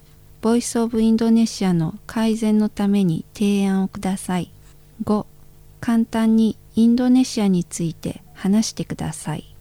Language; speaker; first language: Japanese; non-native, fluent; Indonesian